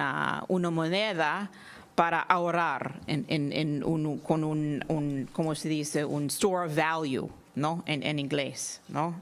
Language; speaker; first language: Spanish; non-native, fluent; English